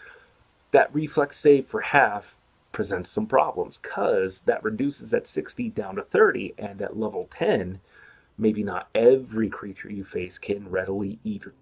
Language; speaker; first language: English; native; English